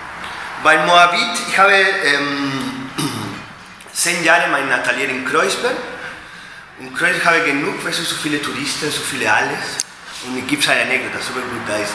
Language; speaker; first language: German; non-native, learner; Spanish